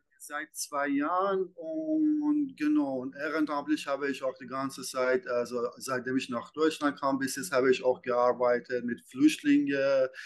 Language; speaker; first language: German; non-native, fluent; Persian